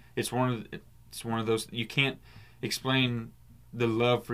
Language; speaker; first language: English; native; English